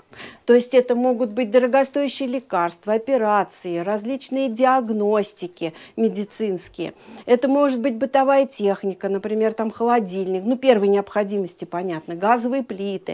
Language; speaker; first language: Russian; native; Russian